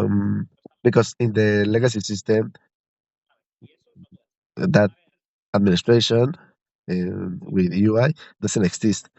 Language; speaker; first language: English; non-native, learner; Spanish